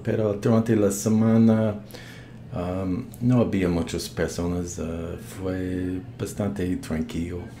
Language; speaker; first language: Spanish; non-native, learner; English